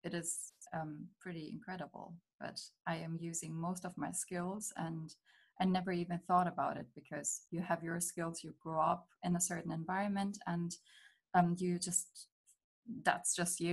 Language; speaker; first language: English; non-native, fluent; German